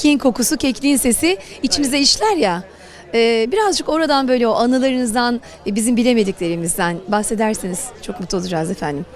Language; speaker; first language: Turkish; native; Turkish